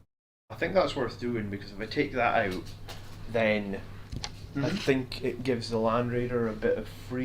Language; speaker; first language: English; native; English